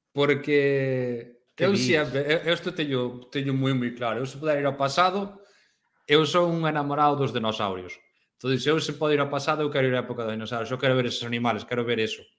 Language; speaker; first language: Galician; native; Galician